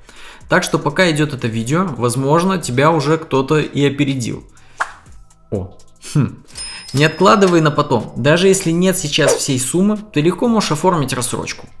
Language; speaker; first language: Russian; native; Russian